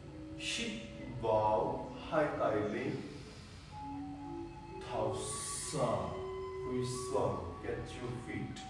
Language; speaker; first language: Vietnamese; non-native, learner; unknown